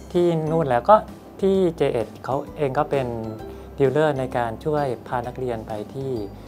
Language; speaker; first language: Thai; native; Thai